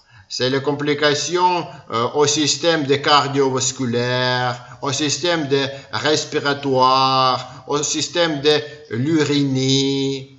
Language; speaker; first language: French; non-native, learner; Ukrainian